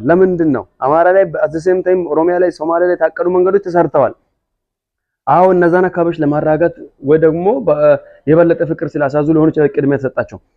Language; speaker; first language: Amharic; non-native, local second language; Hadiyya